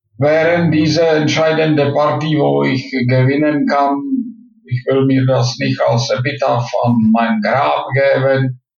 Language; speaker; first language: German; non-native, fluent; Czech